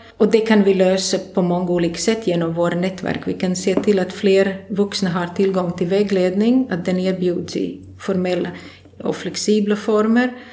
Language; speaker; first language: Swedish; non-native, fluent; Latvian